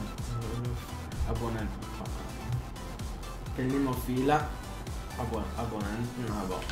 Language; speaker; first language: German; non-native, learner; Italian